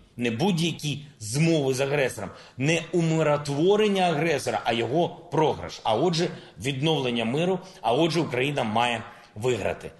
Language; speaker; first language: Ukrainian; non-native, local second language; Russian